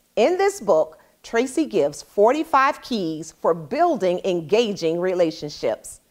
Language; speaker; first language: English; native; English